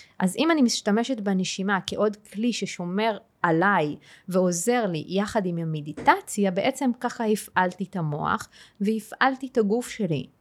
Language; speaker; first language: Hebrew; non-native, local second language; Arabic